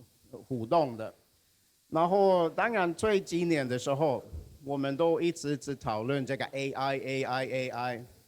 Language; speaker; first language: Chinese; non-native, fluent; Swedish